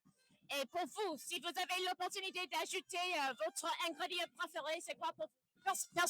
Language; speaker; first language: French; non-native, fluent; English